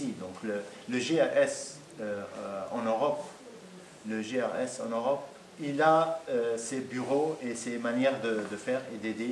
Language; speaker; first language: French; non-native, fluent; Arabic